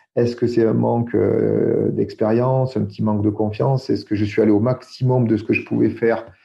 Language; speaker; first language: French; native; French